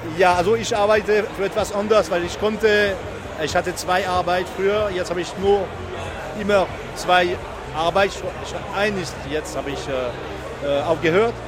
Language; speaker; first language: German; non-native, local second language; French